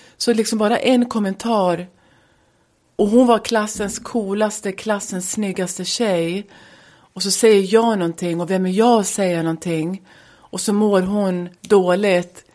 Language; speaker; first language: Swedish; native; Swedish